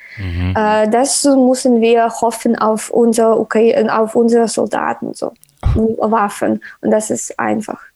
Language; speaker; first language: German; non-native, learner; Ukrainian